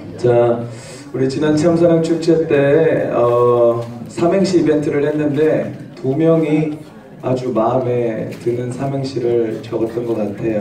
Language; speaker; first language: Korean; native; Korean